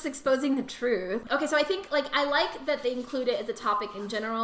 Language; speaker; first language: English; native; English